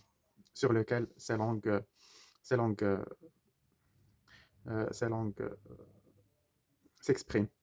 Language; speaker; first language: French; non-native, fluent; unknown